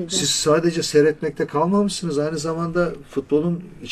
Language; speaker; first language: Turkish; native; Turkish